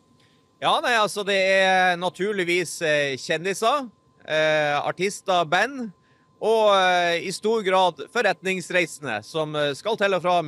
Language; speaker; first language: Norwegian; native; Norwegian